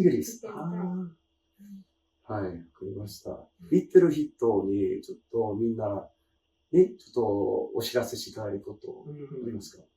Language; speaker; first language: Japanese; non-native, learner; English